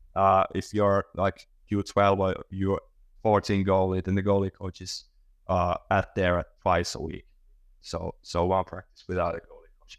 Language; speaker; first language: English; non-native, fluent; Finnish